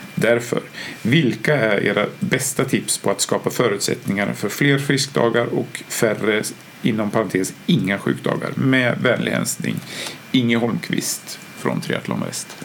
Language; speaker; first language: Swedish; native; Swedish